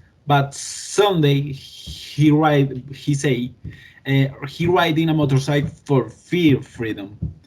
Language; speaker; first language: English; non-native, learner; Spanish